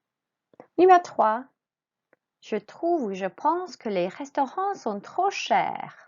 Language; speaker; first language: French; non-native, fluent; English